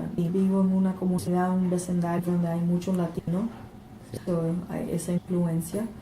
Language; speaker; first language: Spanish; native; Spanish